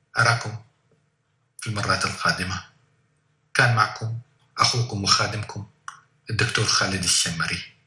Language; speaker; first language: Arabic; native; Arabic